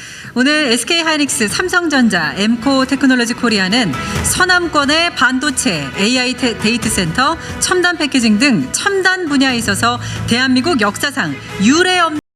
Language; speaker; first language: Korean; native; Korean